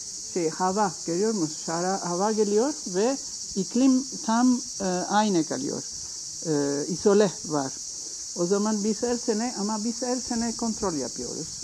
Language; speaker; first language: Turkish; non-native, learner; Italian